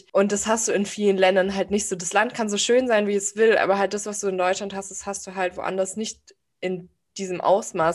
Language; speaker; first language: German; native; German